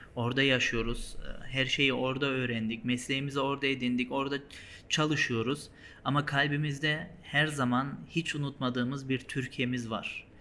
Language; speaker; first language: Turkish; early bilingual, heritage; Turkish